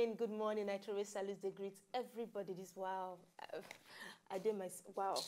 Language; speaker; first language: Nigerian Pidgin; native; Nigerian Pidgin